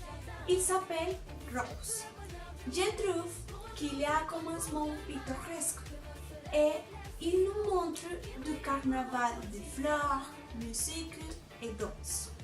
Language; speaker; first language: French; non-native, fluent; Spanish